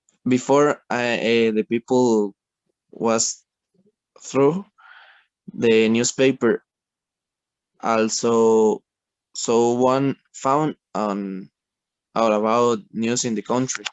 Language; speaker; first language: English; non-native, learner; Spanish